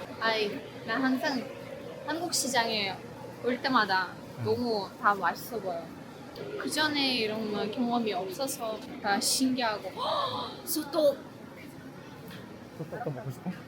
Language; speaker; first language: Korean; non-native, fluent; Russian